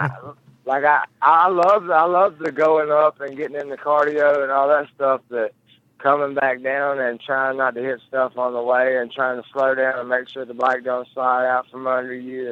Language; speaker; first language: English; native; English